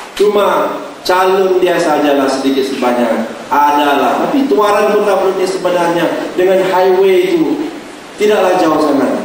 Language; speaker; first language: Malay; native; Malay